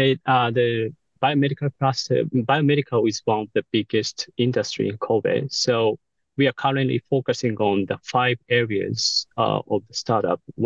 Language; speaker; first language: English; non-native, fluent; Japanese